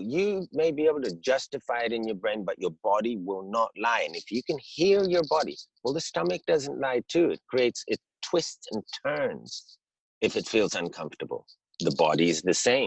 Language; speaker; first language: English; early bilingual, heritage; English